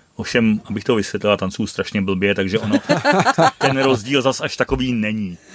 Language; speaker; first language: Czech; non-native, fluent; Dutch